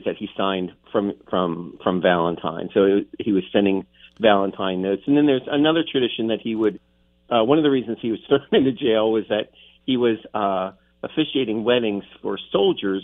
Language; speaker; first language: English; native; English